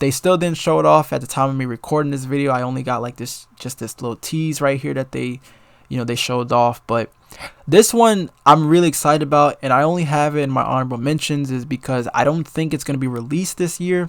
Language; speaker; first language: English; native; English